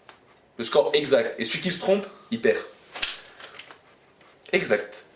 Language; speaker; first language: French; native; French